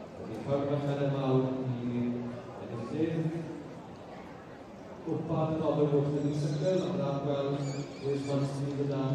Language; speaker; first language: Welsh; native; Welsh